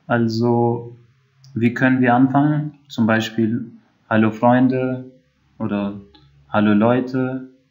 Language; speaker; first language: German; non-native, fluent; Albanian